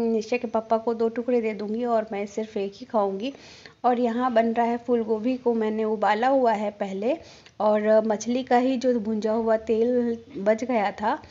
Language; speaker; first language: Hindi; non-native, local second language; Bangla